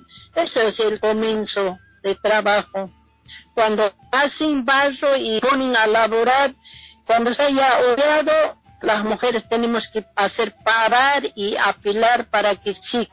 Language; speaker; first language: Spanish; non-native, local second language; Quechua